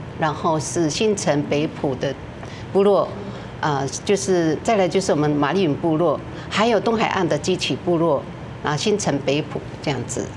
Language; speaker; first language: Chinese; non-native, local second language; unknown